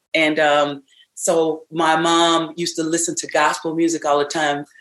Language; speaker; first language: English; native; English